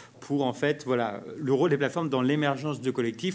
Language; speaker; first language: French; native; French